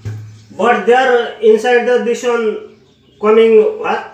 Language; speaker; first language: English; non-native, learner; Nepali